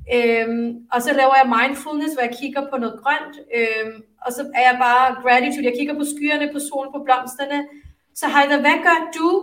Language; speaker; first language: Danish; early bilingual, other home language; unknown